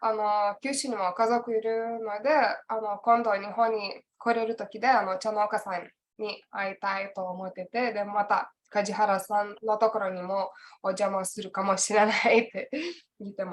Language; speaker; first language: Japanese; non-native, learner; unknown